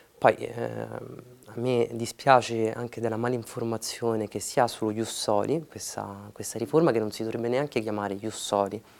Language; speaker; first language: Italian; early bilingual, other home language; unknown